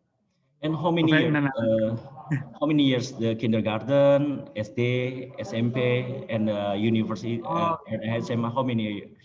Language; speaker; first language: English; non-native, learner; Indonesian